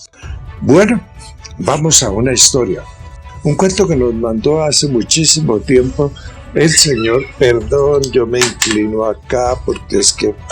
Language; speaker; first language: Spanish; native; Spanish